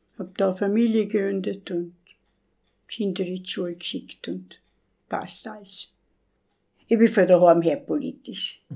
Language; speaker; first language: German; native; German